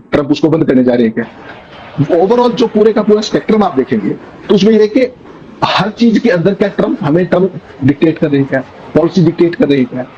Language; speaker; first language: Hindi; native; Hindi